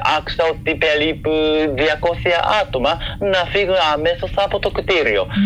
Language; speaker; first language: Greek; non-native, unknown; Japanese